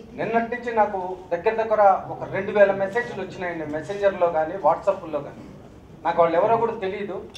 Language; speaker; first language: Telugu; native; Telugu